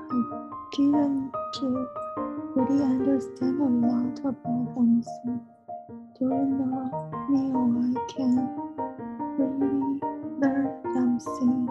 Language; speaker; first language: English; non-native, learner; Chinese